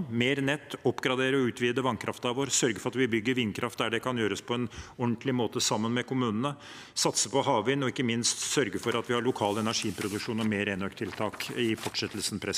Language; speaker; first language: Norwegian; native; Norwegian